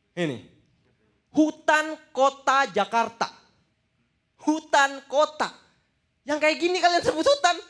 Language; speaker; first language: Indonesian; native; Indonesian